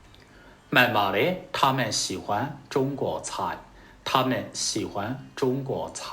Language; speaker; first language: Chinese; non-native, fluent; Burmese